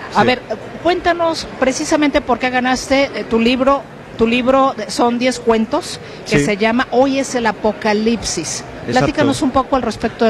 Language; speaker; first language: Spanish; native; Spanish